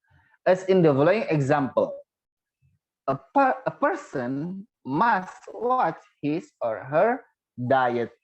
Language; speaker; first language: English; non-native, learner; Indonesian